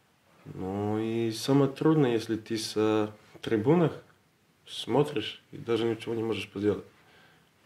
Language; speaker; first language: Russian; non-native, learner; Serbian